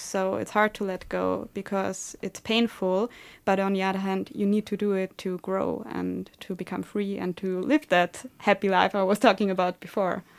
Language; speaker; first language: English; non-native, fluent; German